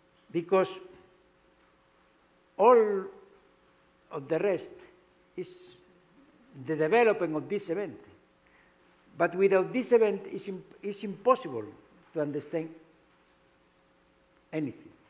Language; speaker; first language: English; non-native, fluent; Spanish